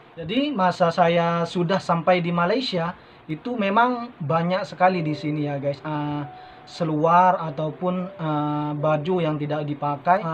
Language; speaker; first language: Indonesian; non-native, local second language; Madurese